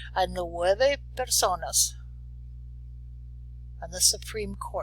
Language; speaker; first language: Spanish; non-native, learner; English